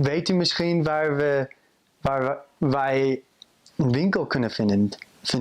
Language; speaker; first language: Dutch; non-native, fluent; English